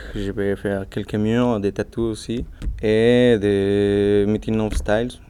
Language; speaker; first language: French; non-native, learner; Spanish